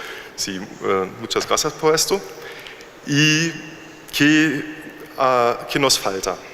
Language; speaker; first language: Spanish; non-native, learner; German